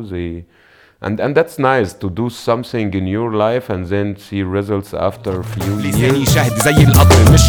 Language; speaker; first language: English; non-native, fluent; Arabic